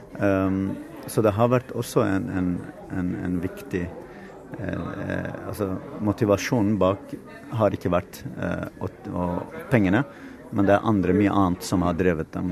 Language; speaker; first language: Norwegian; non-native, fluent; Kurdish